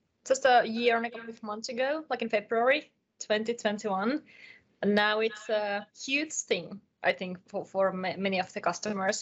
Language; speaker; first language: English; non-native, fluent; Finnish